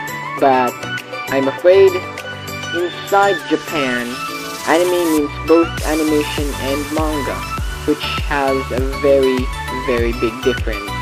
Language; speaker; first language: English; non-native, fluent; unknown